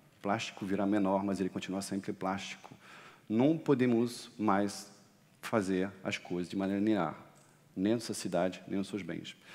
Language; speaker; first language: Portuguese; non-native, fluent; French